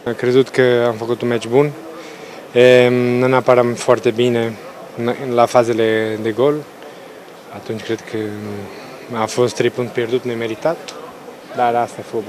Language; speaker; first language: Romanian; non-native, learner; Spanish